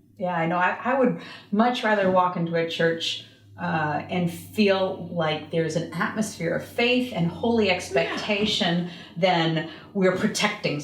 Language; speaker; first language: English; native; English